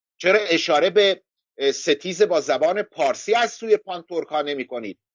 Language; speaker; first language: Persian; non-native, local second language; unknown